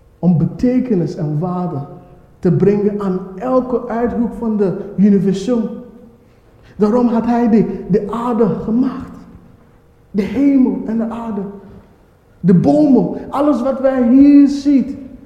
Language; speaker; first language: Dutch; non-native, fluent; Akan